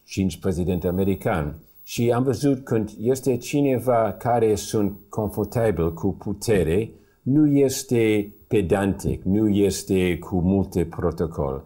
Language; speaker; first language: Romanian; early bilingual, heritage; English